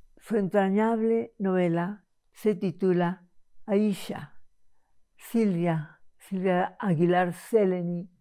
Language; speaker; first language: Spanish; native; Spanish